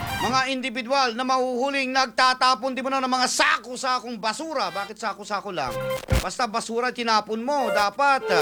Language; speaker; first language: Filipino; native; Filipino